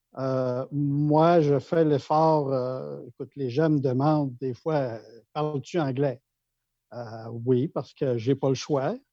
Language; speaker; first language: French; native; French